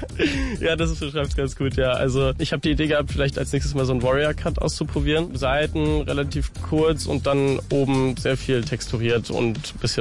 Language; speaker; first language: German; native; German